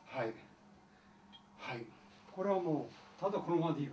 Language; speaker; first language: Japanese; native; Japanese